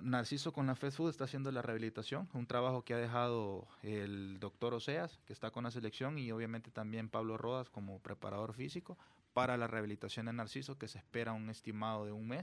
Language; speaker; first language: Spanish; native; Spanish